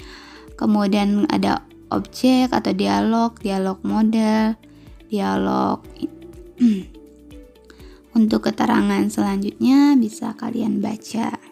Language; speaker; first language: Indonesian; native; Indonesian